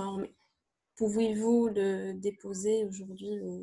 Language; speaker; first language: French; non-native, local second language; Arabic